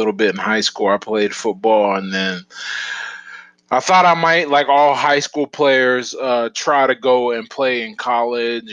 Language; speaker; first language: English; native; English